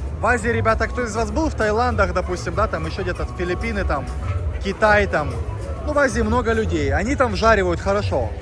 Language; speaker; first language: Russian; native; Russian